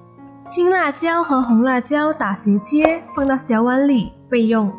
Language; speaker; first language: Chinese; native; Chinese